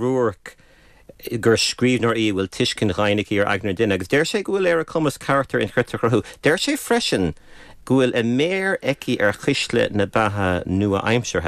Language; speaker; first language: Irish; native; Irish